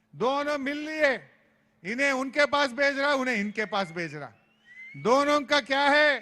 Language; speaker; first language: Hindi; non-native, local second language; Telugu